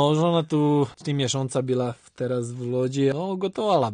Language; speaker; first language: Polish; non-native, learner; Croatian